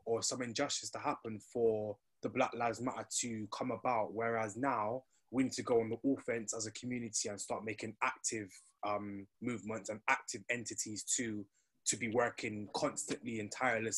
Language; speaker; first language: English; native; English